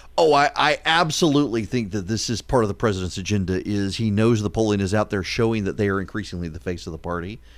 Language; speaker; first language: English; native; English